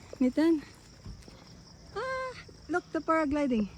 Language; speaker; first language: English; non-native, learner; Cebuano